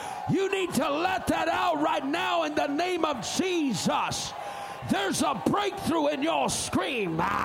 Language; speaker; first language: English; native; English